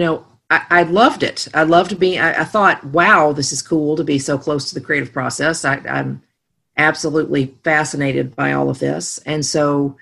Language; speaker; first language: English; native; English